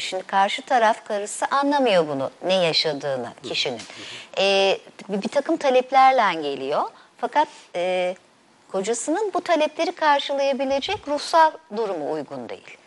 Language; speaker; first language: Turkish; native; Turkish